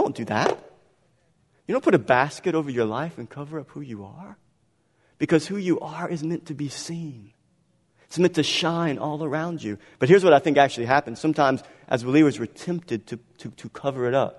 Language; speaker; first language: English; native; English